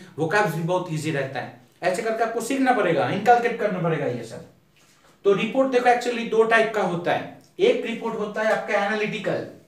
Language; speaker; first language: Hindi; non-native, local second language; Bangla